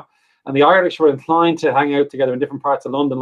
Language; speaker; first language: English; native; English